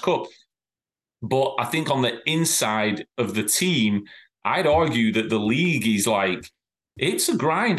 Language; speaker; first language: English; native; English